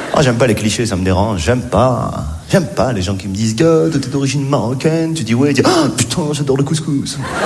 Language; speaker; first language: French; native; French